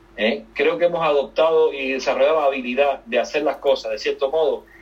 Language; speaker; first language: Spanish; native; Spanish